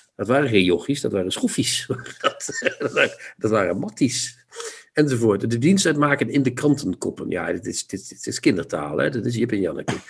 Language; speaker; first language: Dutch; non-native, local second language; Limburgish